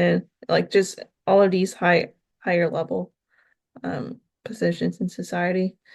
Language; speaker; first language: English; native; English